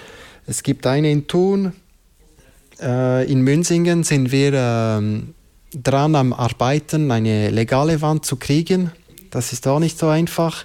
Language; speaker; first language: German; non-native, local second language; French